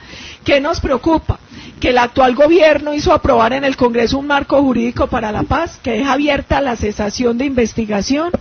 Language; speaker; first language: Spanish; native; Spanish